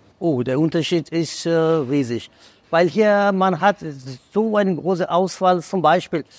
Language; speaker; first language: German; non-native, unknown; Persian